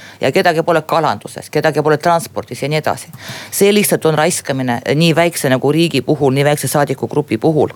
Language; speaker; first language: Estonian; non-native, local second language; Russian